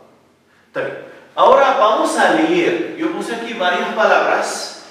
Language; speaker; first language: Spanish; non-native, fluent; Arabic